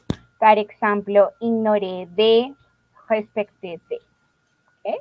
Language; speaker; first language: French; non-native, learner; Spanish